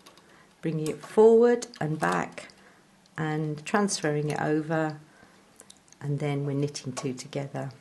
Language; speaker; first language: English; native; English